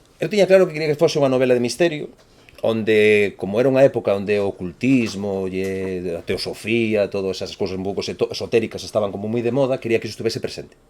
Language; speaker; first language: Galician; native; Galician